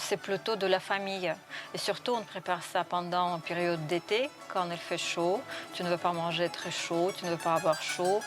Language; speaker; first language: French; non-native, fluent; Russian